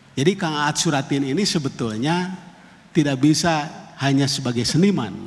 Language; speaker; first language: Indonesian; non-native, local second language; Sundanese